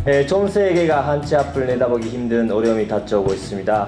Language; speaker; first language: Korean; early bilingual, heritage; Korean